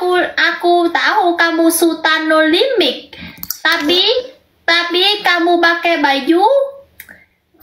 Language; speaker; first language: Indonesian; non-native, learner; Vietnamese